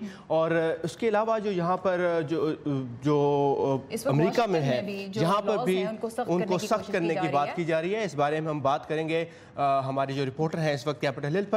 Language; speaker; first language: Urdu; native; Urdu